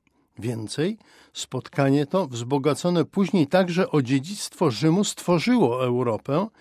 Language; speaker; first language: Polish; native; Polish